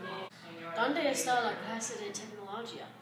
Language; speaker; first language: Spanish; non-native, learner; English